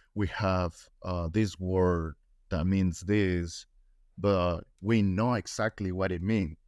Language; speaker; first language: English; non-native, learner; Spanish